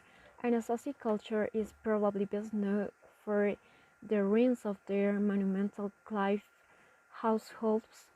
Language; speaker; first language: English; non-native, learner; Spanish